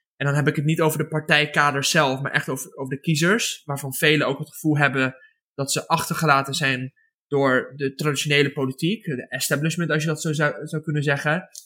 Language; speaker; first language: Dutch; native; Dutch